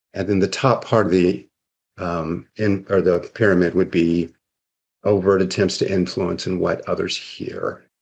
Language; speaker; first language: English; native; English